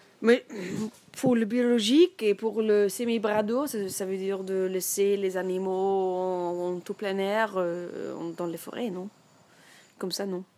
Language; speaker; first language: French; non-native, learner; German